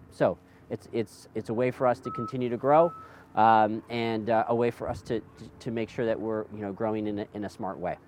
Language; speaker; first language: English; native; English